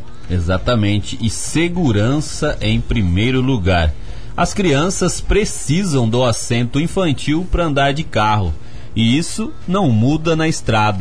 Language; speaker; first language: Portuguese; native; Portuguese